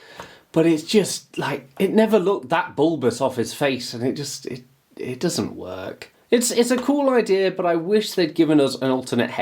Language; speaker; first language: English; native; English